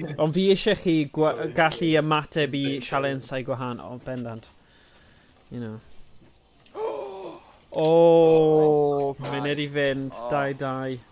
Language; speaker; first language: Welsh; non-native, local second language; English